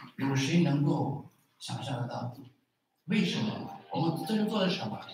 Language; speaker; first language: Chinese; non-native, local second language; Uyghur